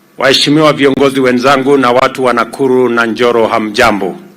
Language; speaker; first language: Swahili; non-native, local second language; Kalenjin